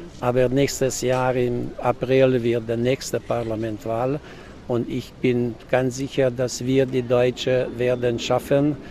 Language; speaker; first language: German; non-native, local second language; Hungarian